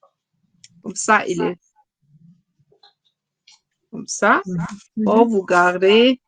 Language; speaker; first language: French; non-native, fluent; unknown